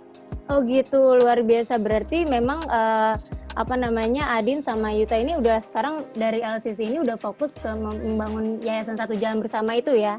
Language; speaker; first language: Indonesian; native; Indonesian